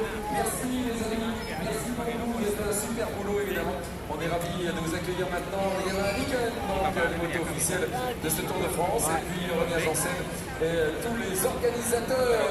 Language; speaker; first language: French; native; French